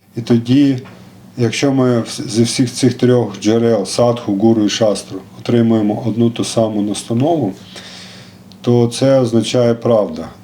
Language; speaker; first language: Ukrainian; non-native, local second language; Russian